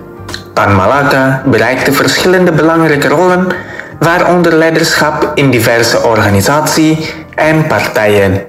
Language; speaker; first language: Dutch; non-native, fluent; Indonesian